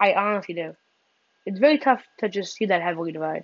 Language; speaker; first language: English; native; English